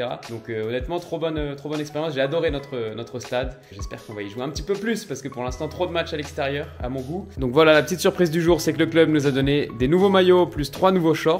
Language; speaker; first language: French; native; French